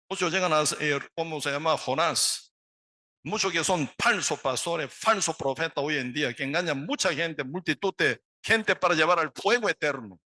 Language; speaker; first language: Spanish; non-native, learner; Korean